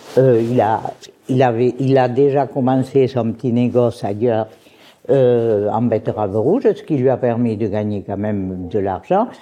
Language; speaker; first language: French; early bilingual, other home language; Spanish